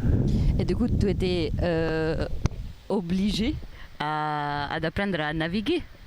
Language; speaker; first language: French; non-native, learner; Italian